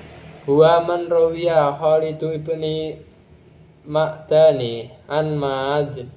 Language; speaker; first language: Arabic; non-native, learner; Indonesian